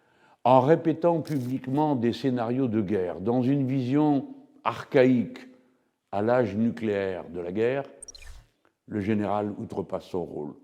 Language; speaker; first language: French; native; French